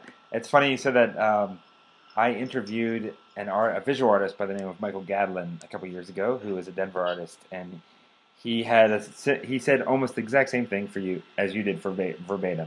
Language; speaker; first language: English; native; English